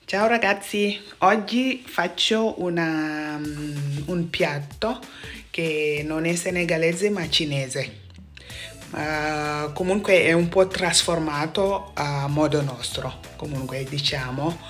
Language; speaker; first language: Italian; non-native, fluent; Wolof